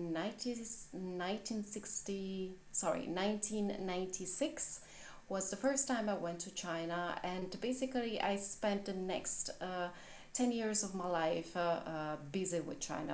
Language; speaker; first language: English; non-native, fluent; Italian